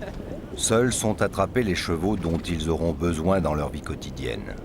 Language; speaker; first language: French; native; French